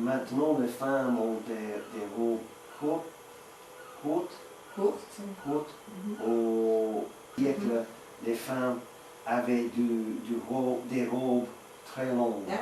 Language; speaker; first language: French; non-native, learner; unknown